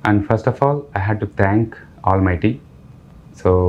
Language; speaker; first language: English; non-native, local second language; Telugu